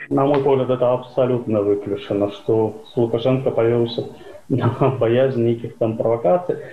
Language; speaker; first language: Russian; non-native, local second language; Belarusian